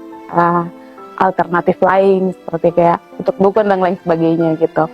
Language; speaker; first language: Indonesian; non-native, local second language; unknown